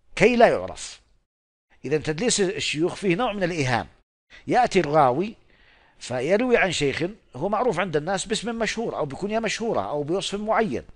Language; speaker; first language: Arabic; non-native, fluent; Oromo